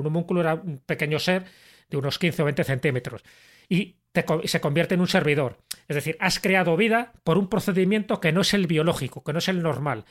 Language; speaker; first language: Spanish; native; Spanish